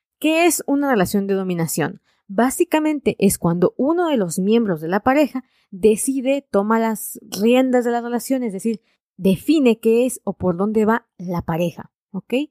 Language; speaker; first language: Spanish; native; Spanish